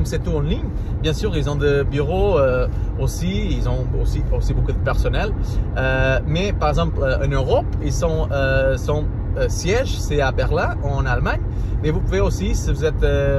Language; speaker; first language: French; non-native, learner; Portuguese